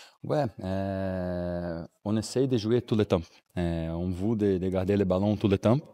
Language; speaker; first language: French; non-native, learner; Portuguese